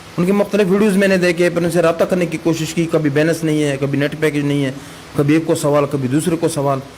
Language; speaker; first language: Urdu; non-native, local second language; Pashto